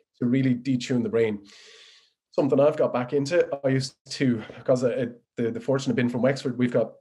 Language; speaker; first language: English; native; English